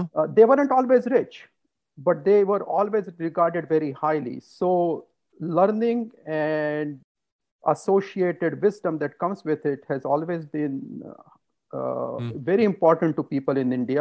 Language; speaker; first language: English; non-native, local second language; Hindi